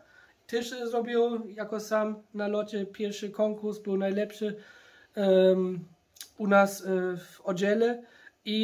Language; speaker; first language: Polish; early bilingual, heritage; German